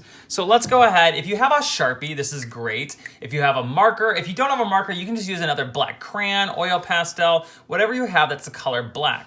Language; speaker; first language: English; native; English